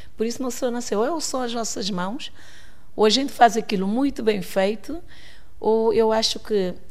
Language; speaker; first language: Portuguese; non-native, local second language; Kabuverdianu